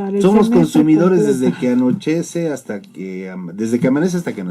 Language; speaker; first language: Spanish; native; Spanish